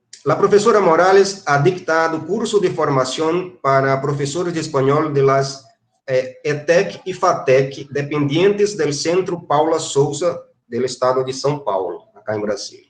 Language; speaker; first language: Spanish; non-native, fluent; Portuguese